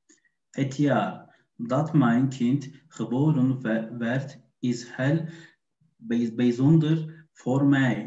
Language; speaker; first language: Dutch; non-native, learner; Turkish